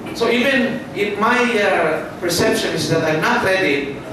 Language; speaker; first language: English; non-native, local second language; Filipino